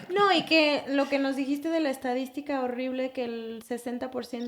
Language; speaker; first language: Spanish; native; Spanish